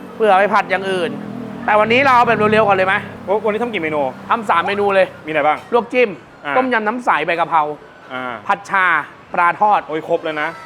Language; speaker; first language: Thai; native; Thai